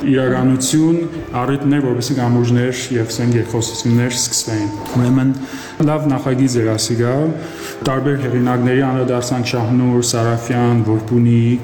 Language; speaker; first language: Armenian; early bilingual, heritage; Armenian